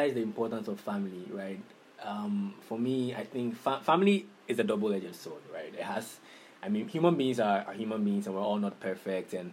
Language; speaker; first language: English; non-native, local second language; Akan